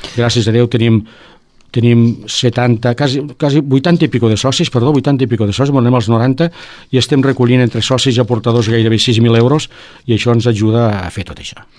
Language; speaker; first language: Catalan; native; Catalan